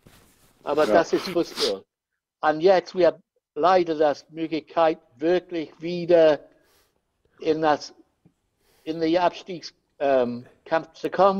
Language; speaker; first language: German; non-native, learner; English